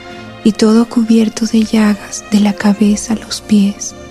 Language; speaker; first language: Spanish; native; Spanish